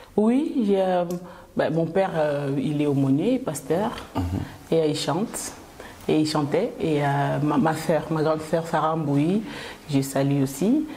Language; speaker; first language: French; non-native, local second language; Lingala